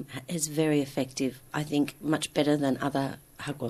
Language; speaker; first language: English; native; English